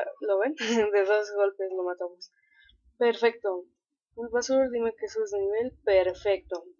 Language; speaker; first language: Spanish; native; Spanish